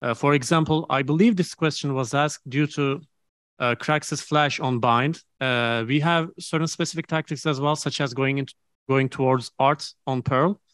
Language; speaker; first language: English; non-native, fluent; Turkish